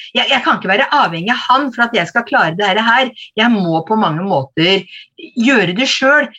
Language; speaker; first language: Norwegian; native; Norwegian